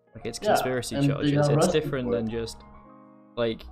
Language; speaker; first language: English; native; English